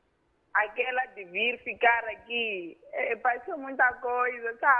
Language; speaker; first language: Portuguese; non-native, local second language; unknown